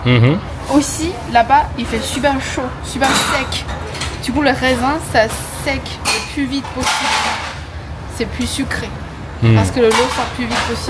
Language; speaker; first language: French; non-native, learner; Chinese